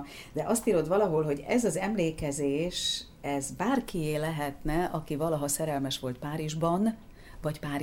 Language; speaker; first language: Hungarian; native; Hungarian